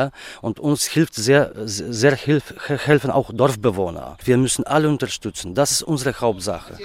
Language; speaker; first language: German; non-native, learner; Russian